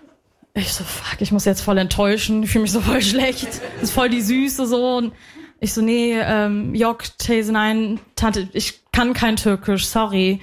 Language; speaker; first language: German; early bilingual, other home language; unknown